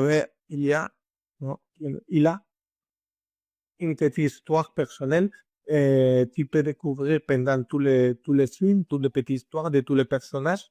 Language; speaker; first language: French; non-native, learner; Spanish